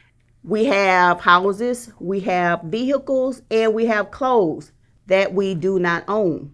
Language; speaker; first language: English; native; English